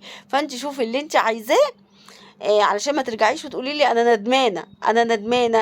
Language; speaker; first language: Arabic; native; Arabic